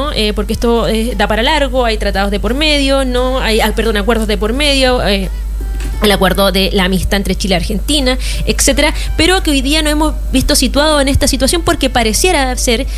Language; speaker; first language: Spanish; native; Spanish